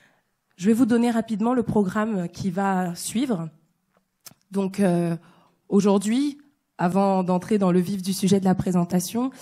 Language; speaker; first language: French; native; French